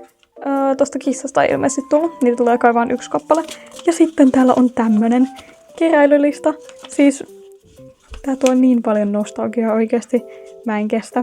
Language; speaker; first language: Finnish; native; Finnish